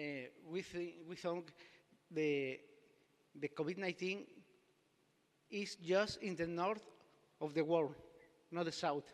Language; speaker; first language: English; non-native, learner; Spanish